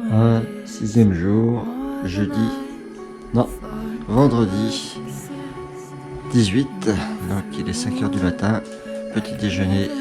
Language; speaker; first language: French; native; French